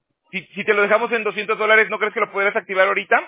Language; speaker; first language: Spanish; native; Spanish